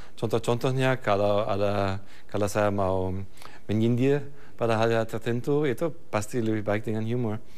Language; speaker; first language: Malay; non-native, fluent; German